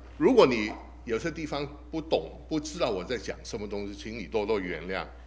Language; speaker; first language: Chinese; non-native, local second language; Cantonese